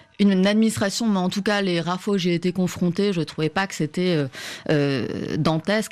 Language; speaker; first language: French; native; French